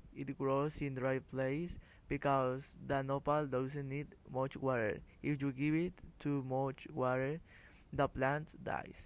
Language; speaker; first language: English; non-native, learner; Spanish